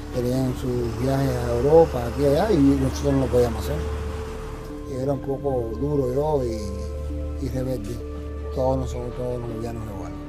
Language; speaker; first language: Spanish; native; Spanish